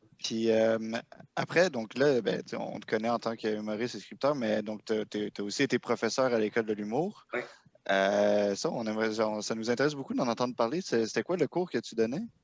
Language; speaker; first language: French; native; French